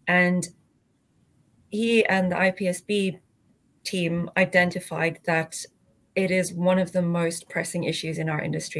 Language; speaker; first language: English; native; English